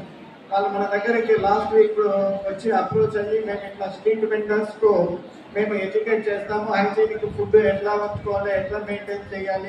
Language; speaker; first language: Telugu; native; Telugu